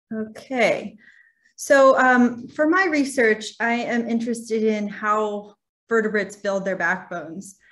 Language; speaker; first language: English; native; English